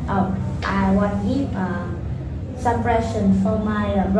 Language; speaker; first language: English; non-native, learner; Vietnamese